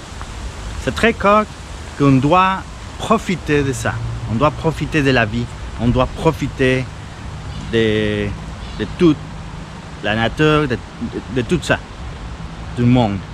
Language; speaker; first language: French; non-native, fluent; Spanish